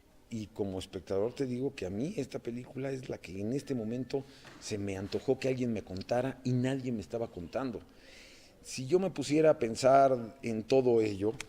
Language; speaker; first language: Spanish; native; Spanish